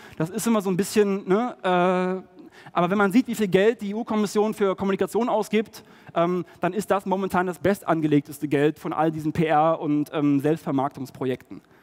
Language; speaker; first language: German; native; German